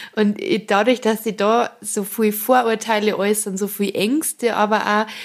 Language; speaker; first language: German; native; German